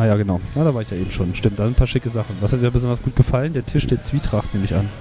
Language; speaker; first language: German; native; German